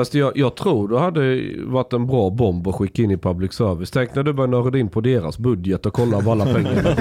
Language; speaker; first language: Swedish; early bilingual, other home language; Persian